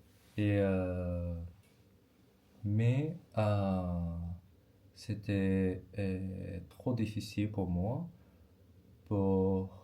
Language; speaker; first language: French; non-native, learner; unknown